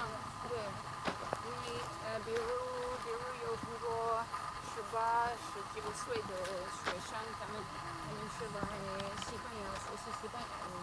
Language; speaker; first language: Chinese; non-native, fluent; Spanish